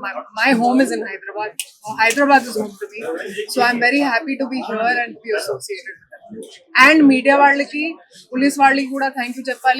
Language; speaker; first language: Telugu; non-native, learner; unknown